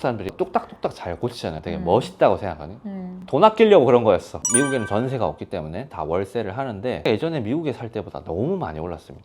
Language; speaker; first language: Korean; non-native, local second language; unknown